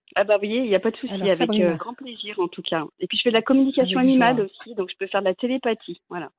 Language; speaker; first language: French; native; French